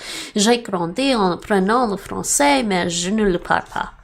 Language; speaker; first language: French; non-native, learner; English